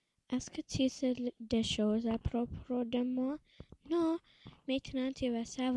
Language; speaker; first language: French; non-native, local second language; English